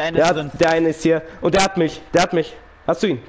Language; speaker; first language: German; native; German